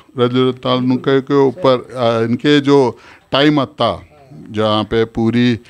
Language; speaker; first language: Hindi; non-native, local second language; Urdu